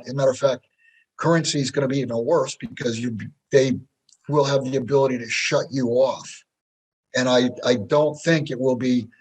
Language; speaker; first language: English; native; English